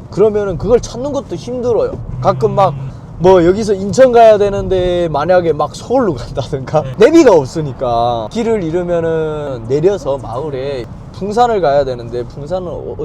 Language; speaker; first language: Korean; native; Korean